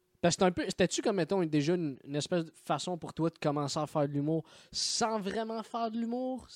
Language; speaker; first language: French; native; French